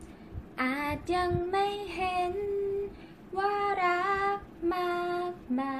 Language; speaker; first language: Korean; non-native, learner; Thai